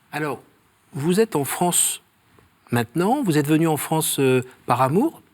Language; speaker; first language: French; native; French